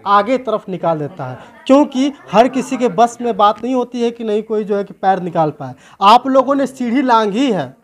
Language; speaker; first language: Hindi; native; Hindi